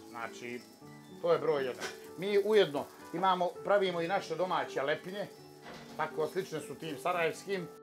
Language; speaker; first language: Serbian; native; Serbian